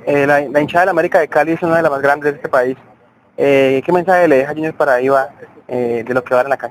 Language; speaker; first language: Spanish; native; Spanish